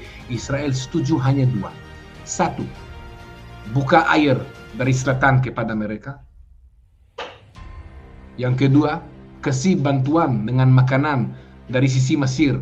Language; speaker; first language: Indonesian; non-native, fluent; Hebrew